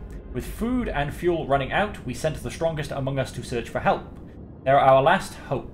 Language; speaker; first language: English; native; English